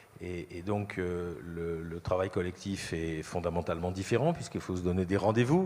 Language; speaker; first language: French; native; French